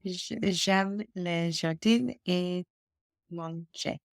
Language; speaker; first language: French; non-native, learner; English